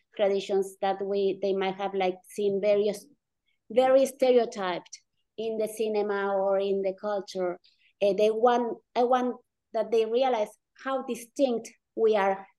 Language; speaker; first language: English; non-native, fluent; Spanish